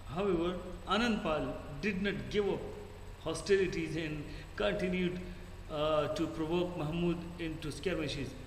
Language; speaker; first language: English; non-native, local second language; Urdu